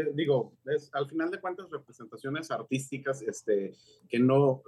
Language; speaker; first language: Spanish; native; Spanish